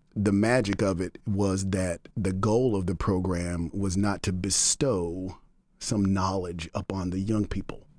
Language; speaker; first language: English; native; English